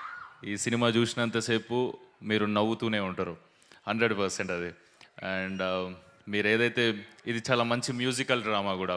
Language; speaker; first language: Telugu; native; Telugu